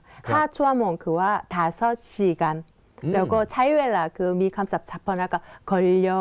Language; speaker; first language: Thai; non-native, fluent; Korean